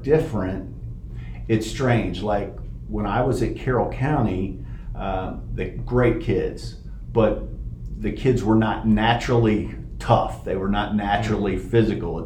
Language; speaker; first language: English; native; English